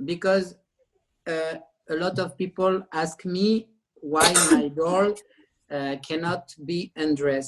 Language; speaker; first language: English; non-native, learner; French